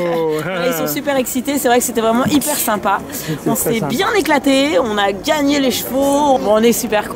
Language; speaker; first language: French; native; French